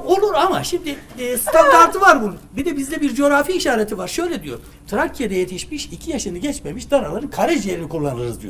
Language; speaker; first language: Turkish; native; Turkish